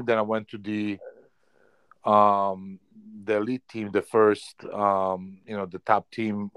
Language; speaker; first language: English; non-native, fluent; Polish